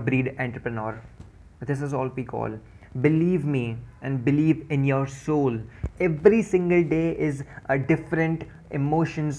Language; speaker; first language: English; non-native, local second language; Hindi